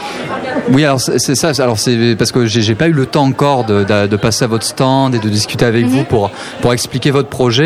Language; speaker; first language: French; native; French